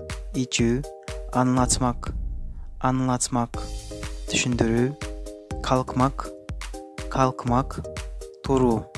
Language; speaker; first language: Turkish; non-native, fluent; Kyrgyz